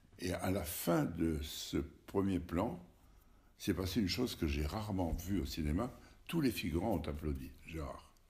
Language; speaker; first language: French; native; French